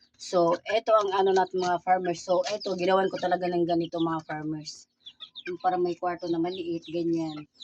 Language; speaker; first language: Filipino; non-native, local second language; Cebuano